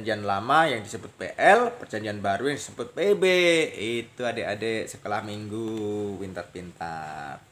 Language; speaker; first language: Indonesian; native; Indonesian